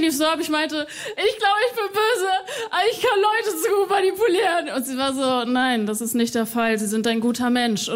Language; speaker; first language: German; early bilingual, other home language; Spanish